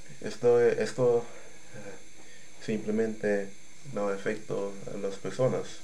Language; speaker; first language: Spanish; non-native, learner; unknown